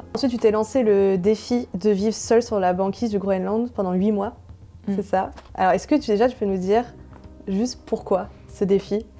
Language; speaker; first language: French; native; French